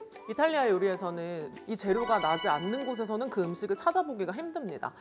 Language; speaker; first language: Korean; native; Korean